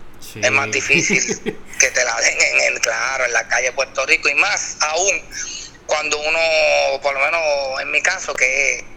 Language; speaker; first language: Spanish; native; Spanish